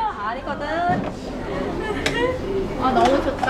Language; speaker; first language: Korean; non-native, fluent; Vietnamese